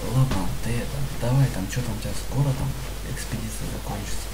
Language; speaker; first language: Russian; native; Russian